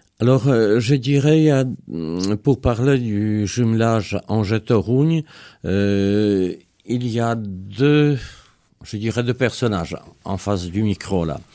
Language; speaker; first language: French; non-native, fluent; Polish